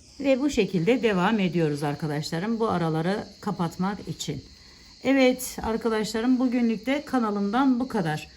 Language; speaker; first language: Turkish; native; Turkish